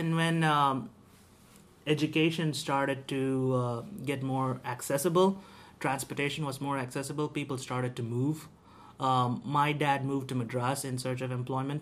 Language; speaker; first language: English; non-native, local second language; Tamil